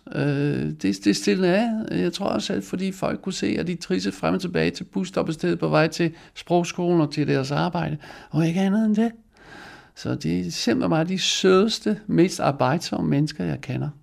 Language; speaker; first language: Danish; non-native, fluent; Dutch